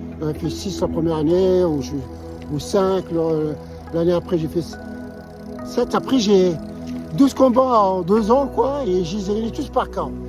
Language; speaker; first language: French; non-native, local second language; Arabic